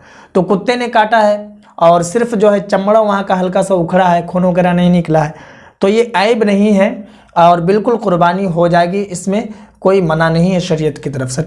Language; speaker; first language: Hindi; native; Hindi